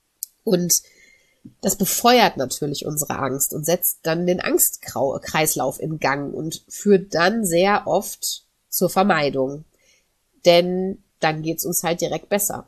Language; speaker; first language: German; native; German